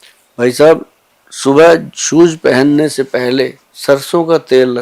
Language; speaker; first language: Hindi; native; Hindi